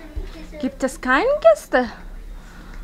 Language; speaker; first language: German; non-native, learner; Persian